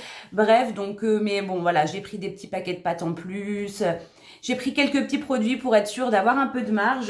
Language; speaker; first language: French; native; French